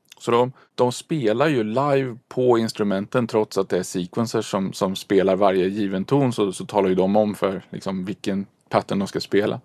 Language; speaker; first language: Swedish; native; Swedish